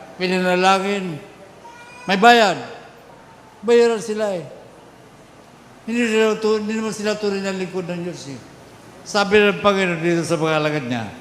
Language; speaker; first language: Filipino; non-native, local second language; Bikol